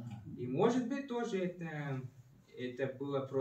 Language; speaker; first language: Russian; early bilingual, heritage; Russian